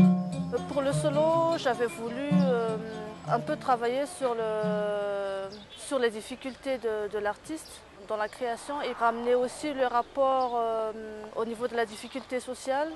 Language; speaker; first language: French; non-native, local second language; Malagasy